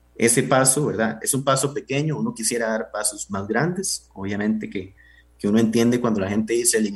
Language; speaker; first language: Spanish; native; Spanish